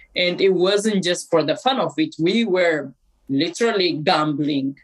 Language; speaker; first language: English; non-native, fluent; Amharic